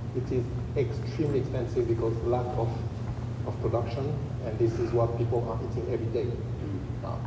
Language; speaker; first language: English; non-native, fluent; French